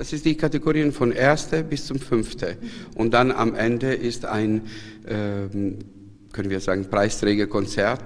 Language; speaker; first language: German; non-native, fluent; Serbian